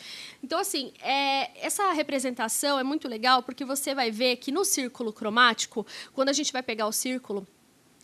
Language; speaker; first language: Portuguese; native; Portuguese